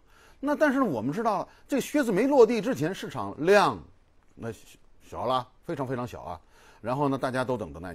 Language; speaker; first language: Chinese; native; Chinese